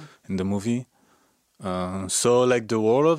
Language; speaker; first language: English; non-native, fluent; French